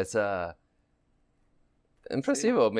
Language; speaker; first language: Spanish; non-native, learner; English